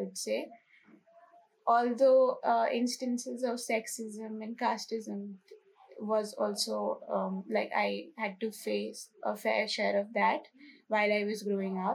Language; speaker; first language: English; non-native, local second language; Hindi